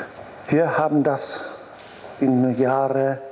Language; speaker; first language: German; non-native, fluent; Polish